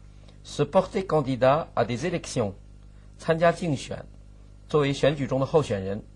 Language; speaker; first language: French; non-native, fluent; Chinese